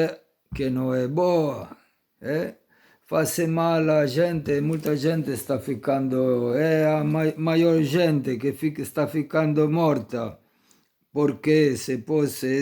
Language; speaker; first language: Portuguese; non-native, fluent; Italian